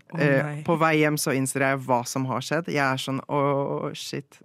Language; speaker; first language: Norwegian; early bilingual, other home language; Polish